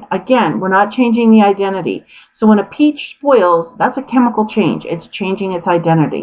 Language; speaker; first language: English; native; English